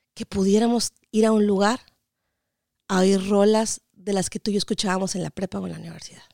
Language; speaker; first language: Spanish; native; Spanish